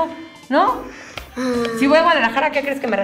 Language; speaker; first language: Spanish; native; Spanish